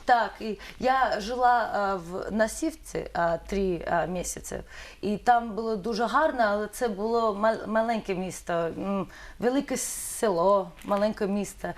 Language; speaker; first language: Ukrainian; non-native, learner; Russian